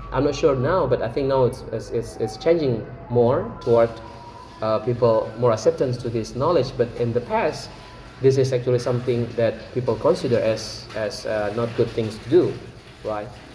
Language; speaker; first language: English; non-native, fluent; Achinese